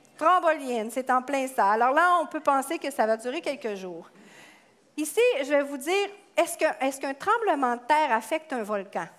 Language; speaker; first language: French; native; French